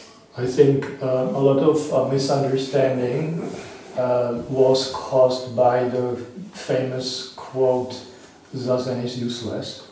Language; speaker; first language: English; non-native, fluent; Czech